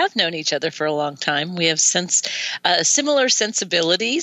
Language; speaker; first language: English; native; English